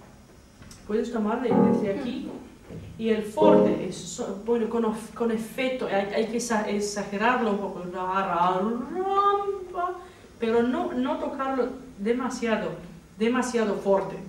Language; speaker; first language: Spanish; non-native, fluent; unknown